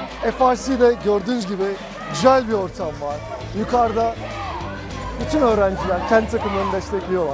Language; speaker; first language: Turkish; native; Turkish